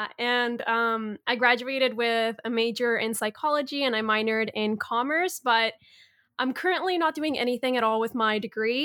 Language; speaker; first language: English; early bilingual, other home language; Spanish